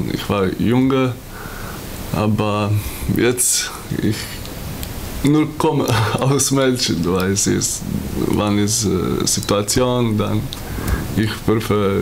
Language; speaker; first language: German; non-native, learner; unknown